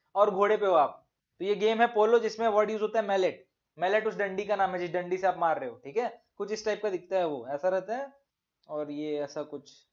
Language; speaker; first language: Hindi; native; Hindi